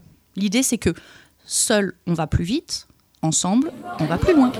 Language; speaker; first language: French; native; French